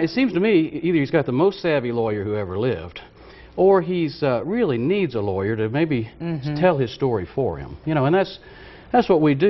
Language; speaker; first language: English; native; English